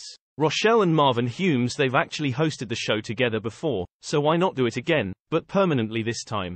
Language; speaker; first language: English; native; English